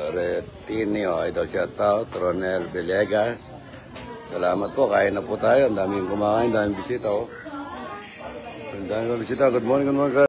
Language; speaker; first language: Filipino; non-native, local second language; Pampanga